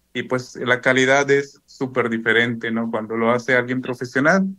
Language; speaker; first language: Spanish; non-native, local second language; Zapotec